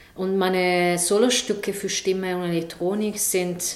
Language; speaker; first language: German; non-native, fluent; Italian